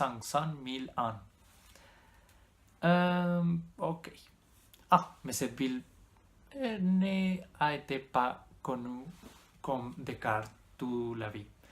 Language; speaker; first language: French; non-native, learner; Spanish